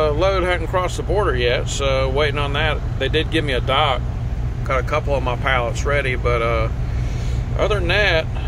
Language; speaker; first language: English; native; English